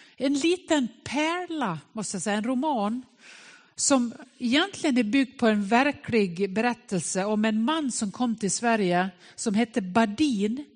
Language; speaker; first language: Swedish; native; Swedish